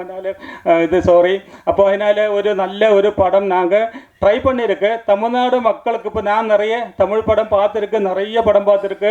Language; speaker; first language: Tamil; non-native, learner; Malayalam